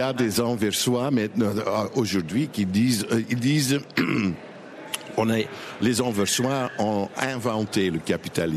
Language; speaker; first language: French; non-native, local second language; Dutch